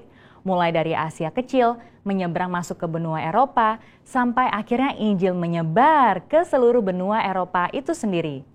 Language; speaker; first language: Indonesian; native; Indonesian